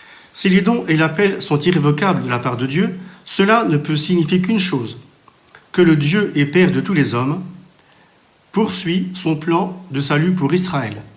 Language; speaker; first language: French; native; French